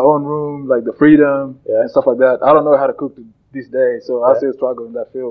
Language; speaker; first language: English; non-native, local second language; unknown